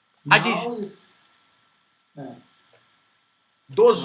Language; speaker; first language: English; non-native, learner; Portuguese